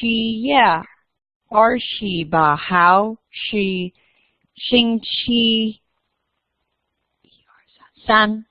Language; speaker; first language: Chinese; non-native, learner; English